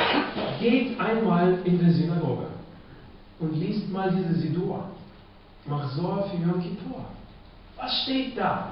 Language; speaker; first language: German; non-native, fluent; Russian